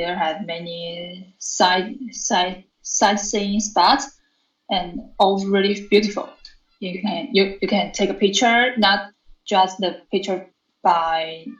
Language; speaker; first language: English; non-native, learner; Chinese